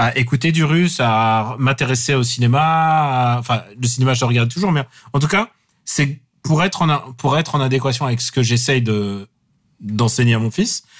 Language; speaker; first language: French; non-native, fluent; Russian